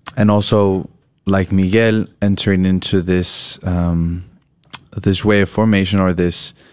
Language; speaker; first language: English; native; English